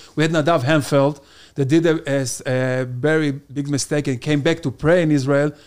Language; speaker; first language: English; non-native, fluent; Hebrew